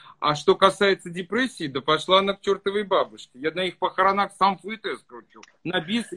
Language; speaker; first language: Russian; native; Russian